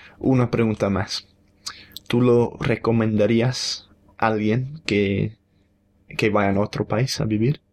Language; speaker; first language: Spanish; non-native, fluent; English